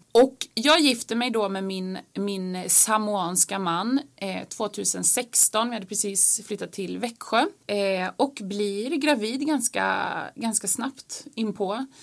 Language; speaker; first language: Swedish; native; Swedish